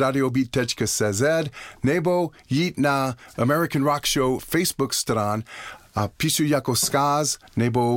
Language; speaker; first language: Czech; non-native, learner; English